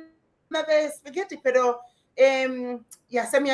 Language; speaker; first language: Spanish; non-native, fluent; English